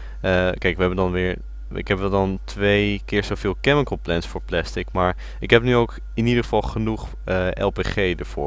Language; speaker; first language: Dutch; native; Dutch